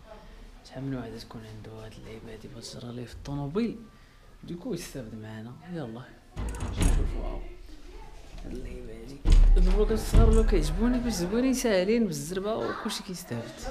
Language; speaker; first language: Arabic; native; Arabic